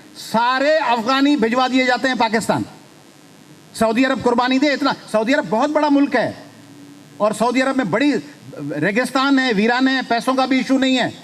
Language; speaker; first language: Urdu; non-native, local second language; Sindhi